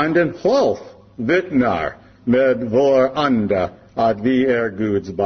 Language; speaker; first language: Swedish; non-native, learner; English